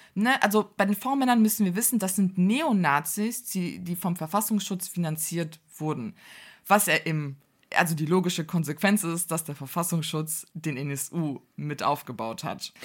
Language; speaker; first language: German; early bilingual, other home language; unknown